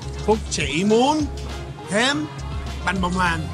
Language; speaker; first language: Vietnamese; non-native, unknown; English